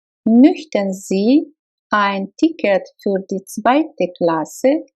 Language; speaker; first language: German; non-native, fluent; Russian